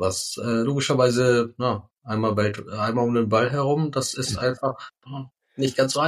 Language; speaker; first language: German; native; German